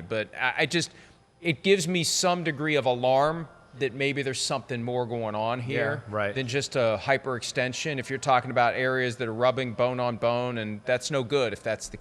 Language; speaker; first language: English; native; English